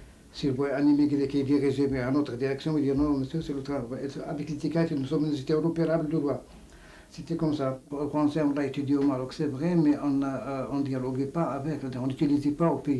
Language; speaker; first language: French; non-native, local second language; Arabic